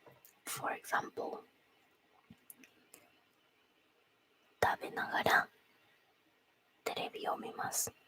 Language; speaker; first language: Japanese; non-native, learner; Spanish